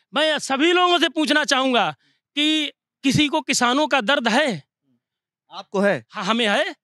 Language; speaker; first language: Hindi; native; Hindi